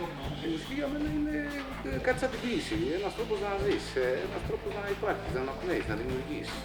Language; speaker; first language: Greek; native; Greek